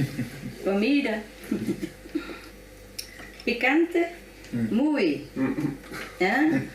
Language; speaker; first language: Spanish; non-native, learner; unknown